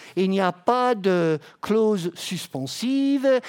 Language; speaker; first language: French; non-native, fluent; English